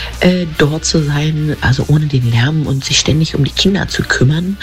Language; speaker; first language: German; native; German